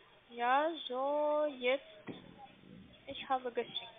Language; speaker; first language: German; non-native, learner; Russian